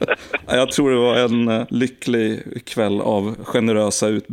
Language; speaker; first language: Swedish; native; Swedish